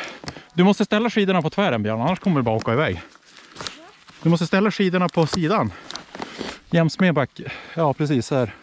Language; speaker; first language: Swedish; native; Swedish